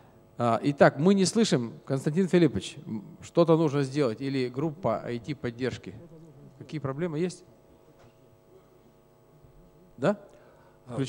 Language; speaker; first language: Russian; native; Russian